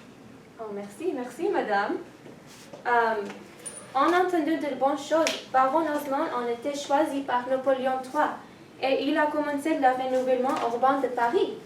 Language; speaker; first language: French; non-native, learner; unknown